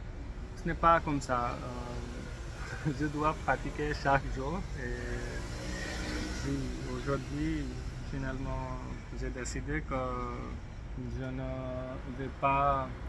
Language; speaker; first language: French; non-native, learner; English